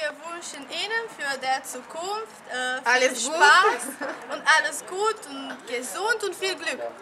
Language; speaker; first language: German; non-native, learner; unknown